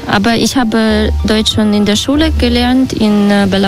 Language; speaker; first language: German; non-native, fluent; Belarusian